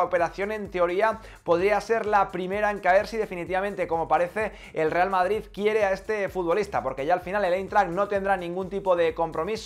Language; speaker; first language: Spanish; native; Spanish